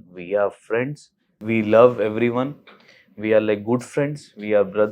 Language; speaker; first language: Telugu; non-native, learner; Hindi